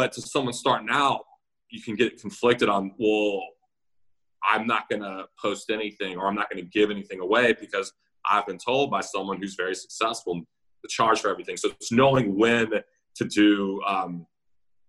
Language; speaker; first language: English; native; English